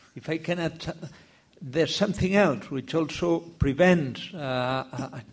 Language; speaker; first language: English; non-native, fluent; Spanish